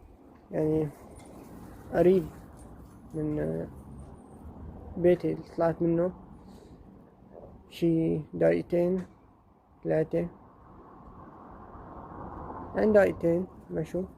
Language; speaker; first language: Arabic; native; Arabic